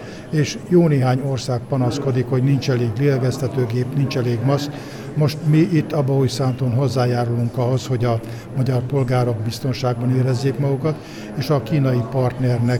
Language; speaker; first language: Hungarian; native; Hungarian